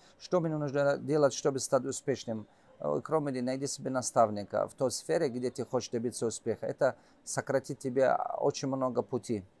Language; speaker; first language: Russian; non-native, local second language; Tajik